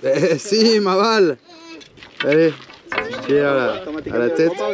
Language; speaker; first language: French; native; French